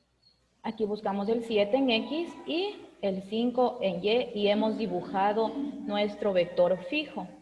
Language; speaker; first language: Spanish; native; Spanish